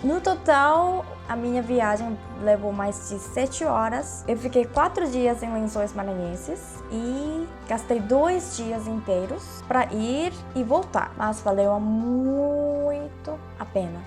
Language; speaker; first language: Portuguese; non-native, fluent; Korean